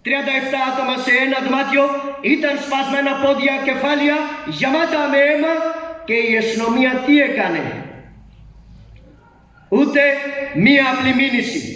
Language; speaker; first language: Greek; non-native, learner; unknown